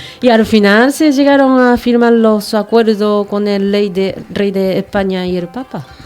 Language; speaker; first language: Spanish; non-native, fluent; Japanese